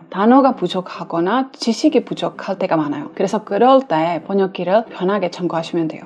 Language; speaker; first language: Korean; non-native, fluent; English